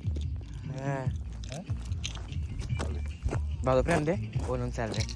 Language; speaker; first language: Italian; early bilingual, other home language; Bangla